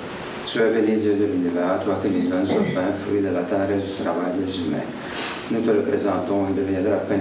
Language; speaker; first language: French; native; French